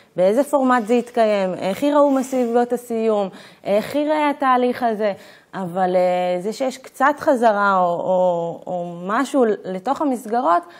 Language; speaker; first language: Hebrew; native; Hebrew